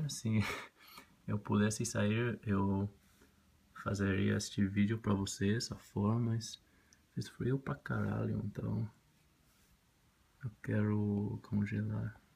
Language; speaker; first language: Portuguese; non-native, learner; Spanish